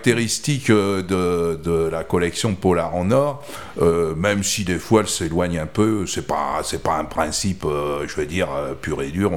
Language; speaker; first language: French; native; French